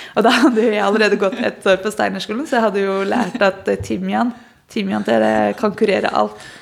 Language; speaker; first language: Norwegian; early bilingual, other home language; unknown